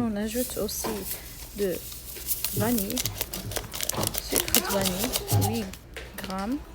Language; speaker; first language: French; non-native, local second language; Arabic